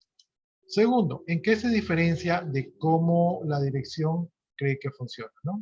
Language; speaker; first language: Spanish; native; Spanish